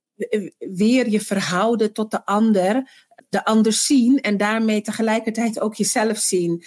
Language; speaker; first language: Dutch; early bilingual, other home language; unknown